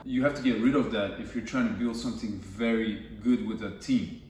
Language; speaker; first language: English; non-native, fluent; Turkish